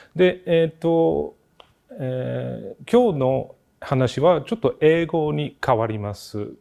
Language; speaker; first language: Japanese; non-native, fluent; English